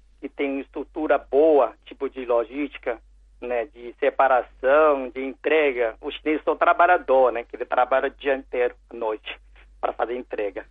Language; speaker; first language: Portuguese; non-native, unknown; Chinese